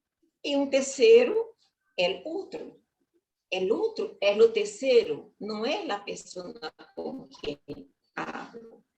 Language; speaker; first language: Spanish; non-native, learner; Portuguese